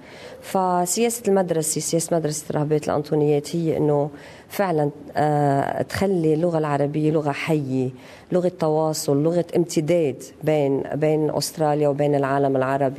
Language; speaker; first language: Arabic; native; Arabic